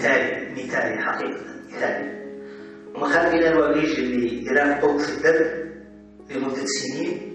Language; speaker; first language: Arabic; native; Arabic